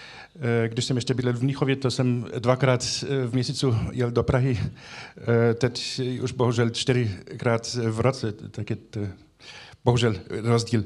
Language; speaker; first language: Czech; non-native, fluent; German